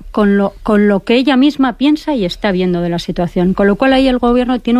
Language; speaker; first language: Spanish; native; Spanish